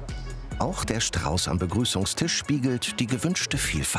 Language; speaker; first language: German; native; German